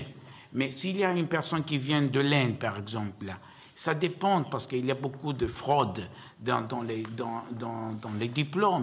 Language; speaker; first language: French; non-native, learner; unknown